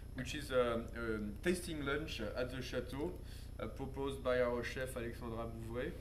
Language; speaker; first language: English; non-native, fluent; French